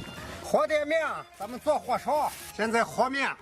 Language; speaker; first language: Chinese; native; Chinese